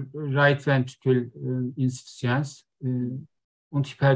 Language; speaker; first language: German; non-native, learner; Turkish